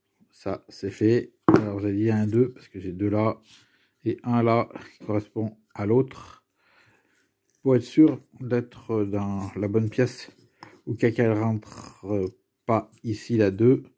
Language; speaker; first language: French; native; French